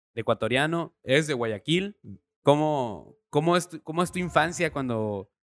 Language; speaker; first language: Spanish; native; Spanish